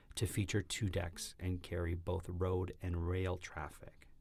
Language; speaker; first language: English; native; English